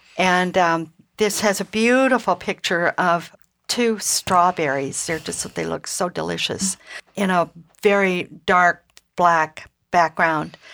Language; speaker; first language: English; native; English